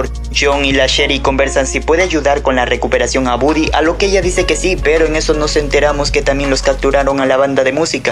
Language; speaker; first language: Spanish; native; Spanish